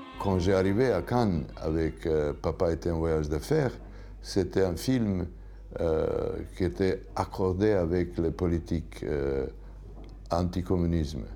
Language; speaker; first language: French; non-native, learner; Serbian